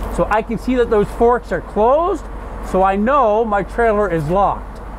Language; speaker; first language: English; native; English